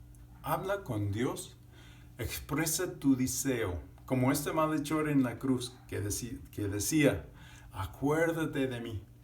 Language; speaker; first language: Spanish; non-native, fluent; English